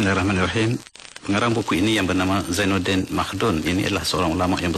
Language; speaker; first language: Malay; native; Malay